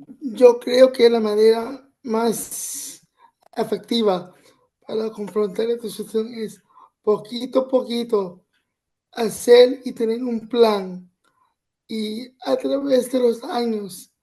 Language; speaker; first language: Spanish; early bilingual, other home language; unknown